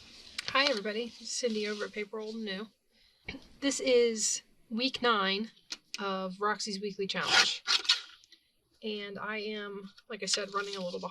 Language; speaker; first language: English; native; English